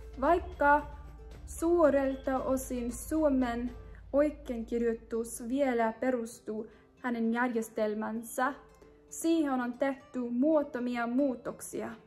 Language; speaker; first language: Finnish; non-native, learner; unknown